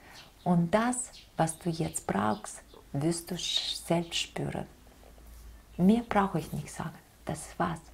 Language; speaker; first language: German; non-native, fluent; Russian